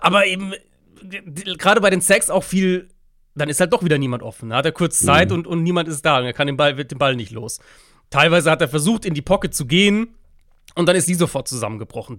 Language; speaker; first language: German; native; German